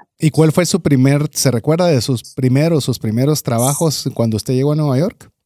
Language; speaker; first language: Spanish; native; Spanish